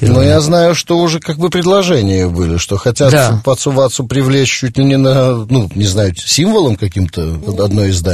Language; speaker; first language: Russian; native; Russian